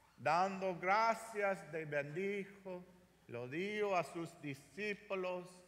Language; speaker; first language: Spanish; non-native, learner; English